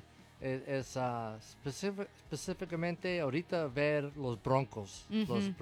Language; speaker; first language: Spanish; non-native, learner; English